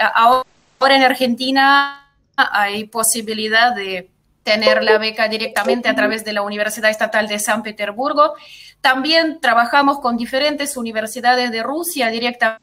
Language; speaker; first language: Spanish; non-native, fluent; Russian